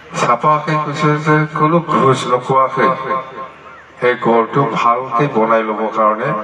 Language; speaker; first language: Assamese; non-native, local second language; Bodo